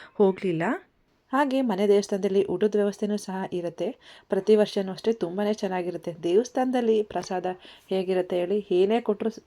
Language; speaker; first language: Kannada; native; Kannada